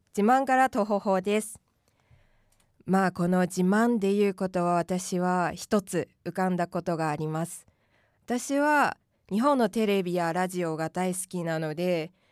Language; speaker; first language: Japanese; non-native, fluent; Korean